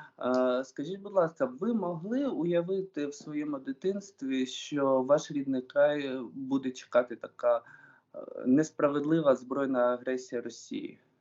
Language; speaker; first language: Ukrainian; native; Ukrainian